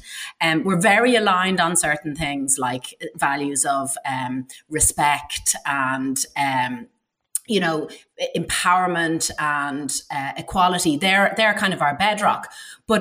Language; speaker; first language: English; native; English